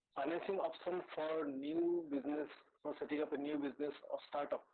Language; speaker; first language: English; non-native, local second language; Assamese